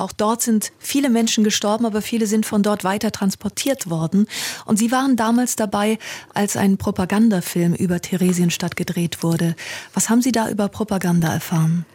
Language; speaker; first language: German; native; German